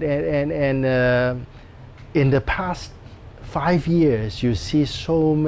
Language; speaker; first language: English; non-native, local second language; Cantonese